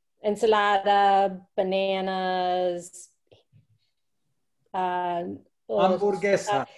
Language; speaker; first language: Spanish; non-native, learner; English